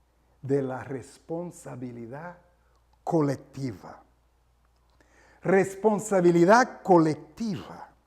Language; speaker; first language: Spanish; non-native, fluent; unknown